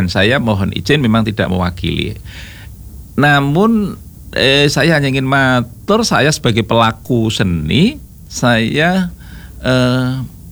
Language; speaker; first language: Indonesian; native; Indonesian